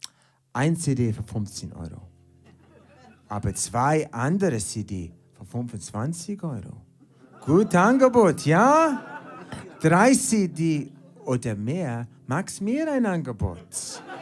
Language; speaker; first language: German; non-native, learner; English